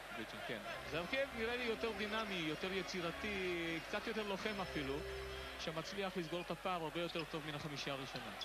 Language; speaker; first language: Hebrew; native; Hebrew